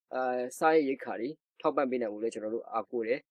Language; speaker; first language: Burmese; native; Burmese